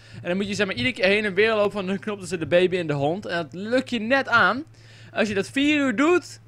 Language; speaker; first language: Dutch; native; Dutch